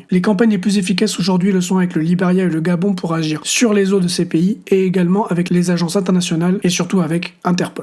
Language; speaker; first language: French; native; French